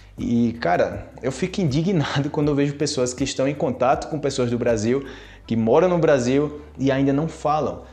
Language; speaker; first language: Portuguese; native; Portuguese